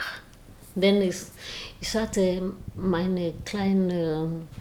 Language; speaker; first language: German; non-native, learner; Swahili